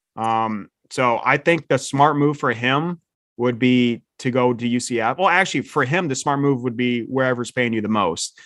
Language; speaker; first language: English; native; English